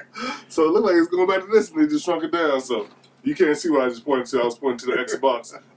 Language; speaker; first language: English; native; English